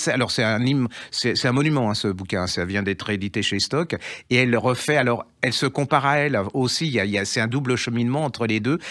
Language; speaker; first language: French; native; French